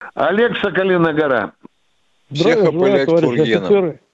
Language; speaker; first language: Russian; native; Russian